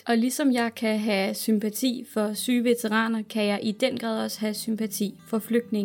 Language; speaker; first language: Danish; native; Danish